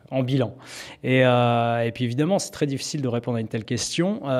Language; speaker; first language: French; native; French